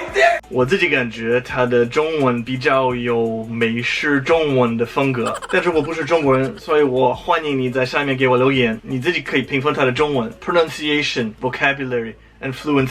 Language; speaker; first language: Chinese; non-native, fluent; English